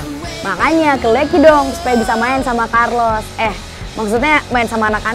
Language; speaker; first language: Indonesian; native; Indonesian